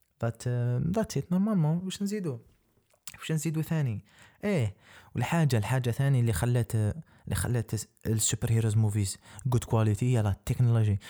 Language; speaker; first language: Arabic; native; Arabic